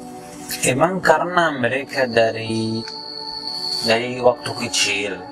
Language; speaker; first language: Indonesian; non-native, fluent; Arabic